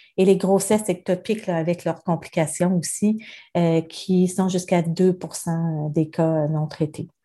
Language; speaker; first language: French; native; French